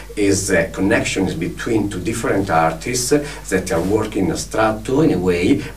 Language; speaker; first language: English; non-native, fluent; Italian